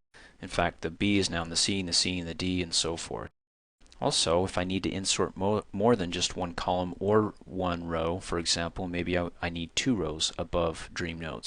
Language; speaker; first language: English; native; English